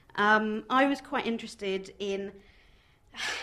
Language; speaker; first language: English; native; English